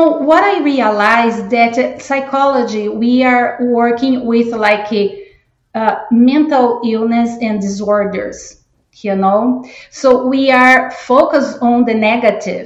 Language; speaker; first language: English; non-native, fluent; Portuguese